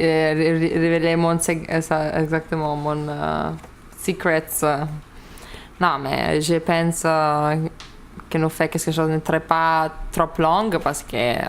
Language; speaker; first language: French; non-native, learner; Lithuanian